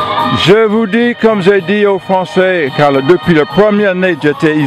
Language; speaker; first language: French; non-native, fluent; English